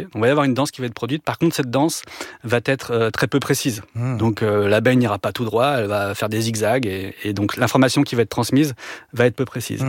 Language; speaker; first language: French; native; French